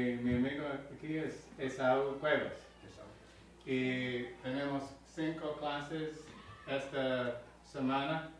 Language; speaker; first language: Spanish; non-native, learner; English